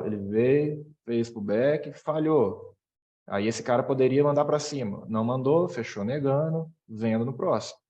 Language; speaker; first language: Portuguese; native; Portuguese